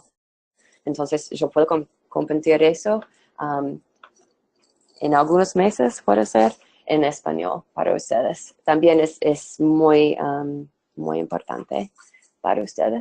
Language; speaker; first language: Spanish; non-native, fluent; English